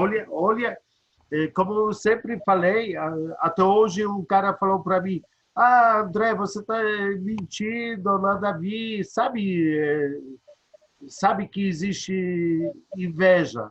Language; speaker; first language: Portuguese; non-native, learner; Polish